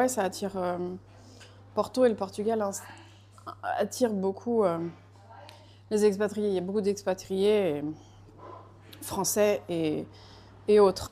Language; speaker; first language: French; native; French